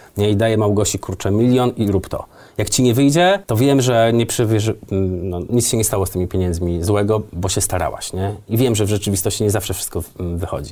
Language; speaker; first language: Polish; native; Polish